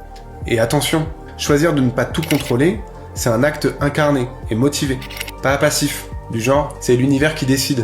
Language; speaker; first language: French; native; French